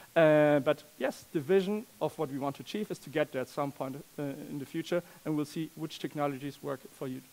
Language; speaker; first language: English; non-native, fluent; German